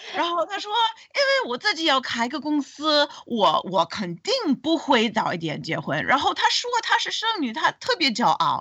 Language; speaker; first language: Chinese; non-native, fluent; English